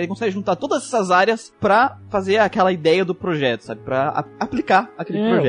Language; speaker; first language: Portuguese; native; Portuguese